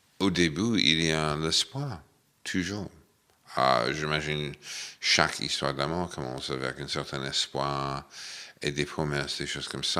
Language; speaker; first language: French; non-native, fluent; English